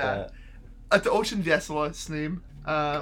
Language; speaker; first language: Russian; non-native, learner; English